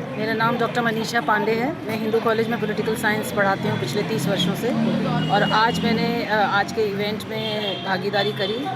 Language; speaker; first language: Hindi; native; Hindi